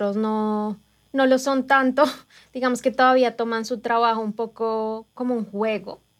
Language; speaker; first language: Spanish; native; Spanish